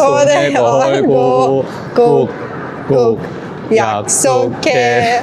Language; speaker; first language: Korean; non-native, learner; Persian